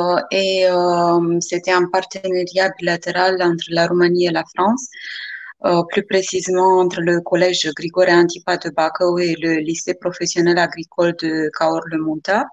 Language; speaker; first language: French; non-native, fluent; Romanian